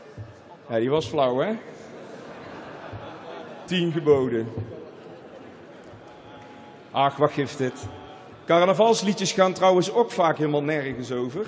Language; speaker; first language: Dutch; native; Dutch